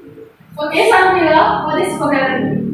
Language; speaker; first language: English; non-native, learner; Indonesian